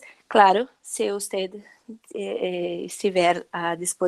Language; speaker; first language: Spanish; non-native, learner; Portuguese